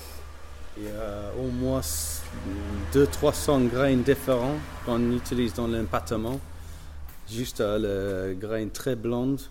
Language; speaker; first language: French; non-native, learner; English